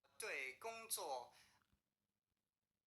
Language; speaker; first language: Chinese; non-native, learner; English